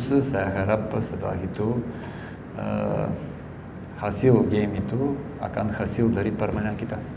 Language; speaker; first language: Indonesian; non-native, fluent; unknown